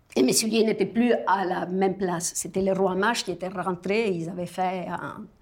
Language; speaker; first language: French; non-native, fluent; Spanish